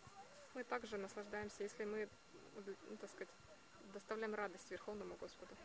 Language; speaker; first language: Russian; native; Russian